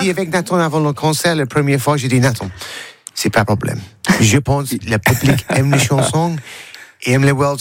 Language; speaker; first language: French; non-native, learner; English